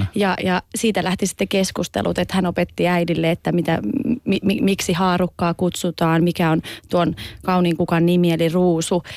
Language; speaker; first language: Finnish; early bilingual, other home language; Albanian